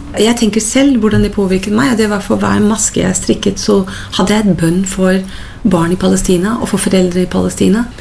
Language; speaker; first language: Norwegian; non-native, fluent; English